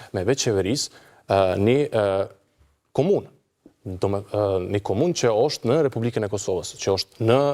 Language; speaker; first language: Albanian; non-native, local second language; Bosnian